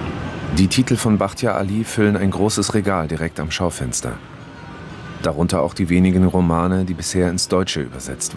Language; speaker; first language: German; native; German